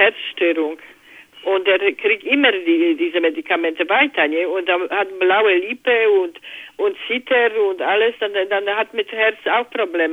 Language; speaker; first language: German; non-native, learner; Polish